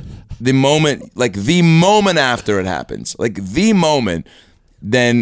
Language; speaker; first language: English; native; English